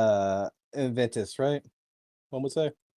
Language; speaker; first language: English; native; English